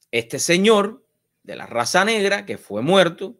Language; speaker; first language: Spanish; native; Spanish